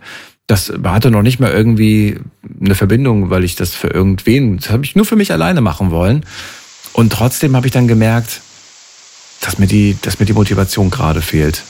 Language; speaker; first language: German; native; German